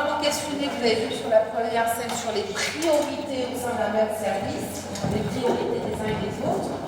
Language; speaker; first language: French; native; French